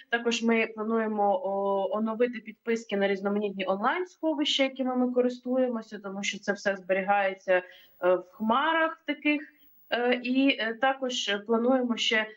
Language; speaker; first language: Ukrainian; native; Ukrainian